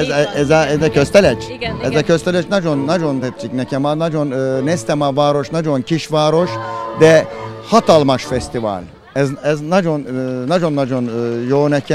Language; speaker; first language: Hungarian; non-native, learner; Turkish